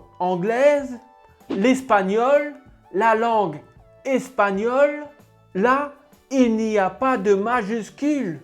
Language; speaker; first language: French; native; French